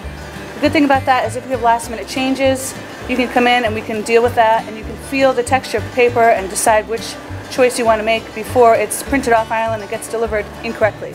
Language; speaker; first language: English; native; English